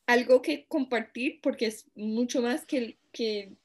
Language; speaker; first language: Spanish; non-native, fluent; English